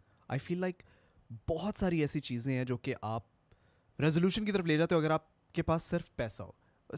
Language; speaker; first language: Hindi; native; Hindi